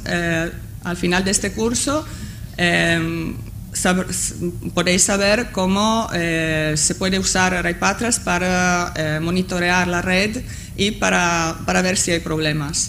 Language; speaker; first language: Spanish; non-native, fluent; Italian